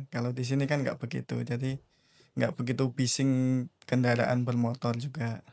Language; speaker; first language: Indonesian; native; Indonesian